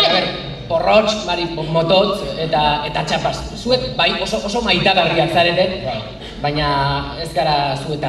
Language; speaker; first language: Basque; native; Basque